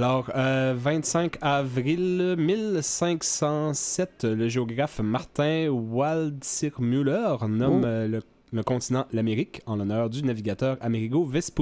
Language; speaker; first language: French; native; French